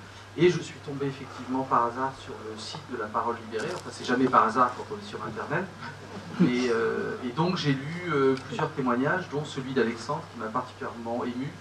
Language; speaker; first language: French; native; French